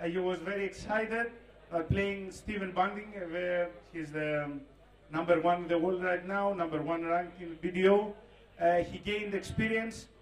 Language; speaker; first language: English; non-native, fluent; Greek